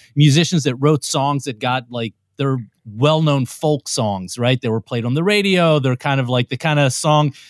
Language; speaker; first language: English; non-native, fluent; Hebrew